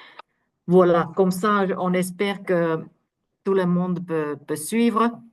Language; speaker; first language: French; non-native, fluent; Finnish